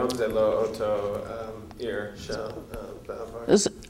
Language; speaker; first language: Hebrew; non-native, learner; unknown